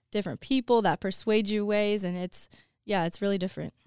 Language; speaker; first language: English; native; English